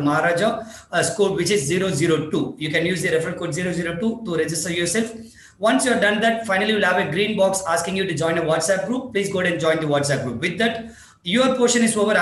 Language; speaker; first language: English; non-native, local second language; Tamil